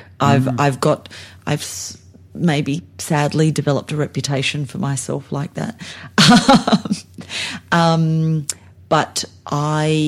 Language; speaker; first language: English; native; English